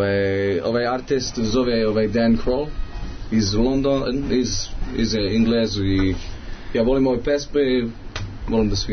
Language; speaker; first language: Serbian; early bilingual, heritage; Serbian